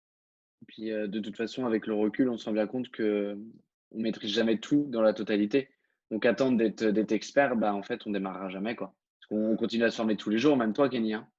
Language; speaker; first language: French; native; French